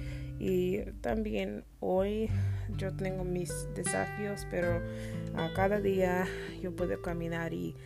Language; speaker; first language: Spanish; non-native, learner; English